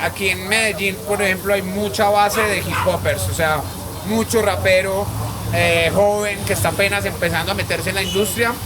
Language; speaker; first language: Spanish; native; Spanish